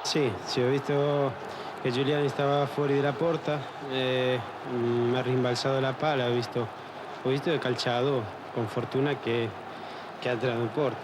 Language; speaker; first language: Italian; non-native, fluent; Spanish